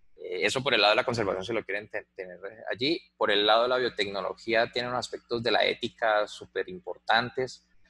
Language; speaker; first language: Spanish; native; Spanish